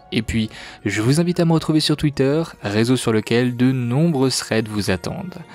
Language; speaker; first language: French; native; French